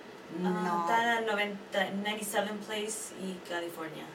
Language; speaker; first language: Spanish; early bilingual, heritage; Spanish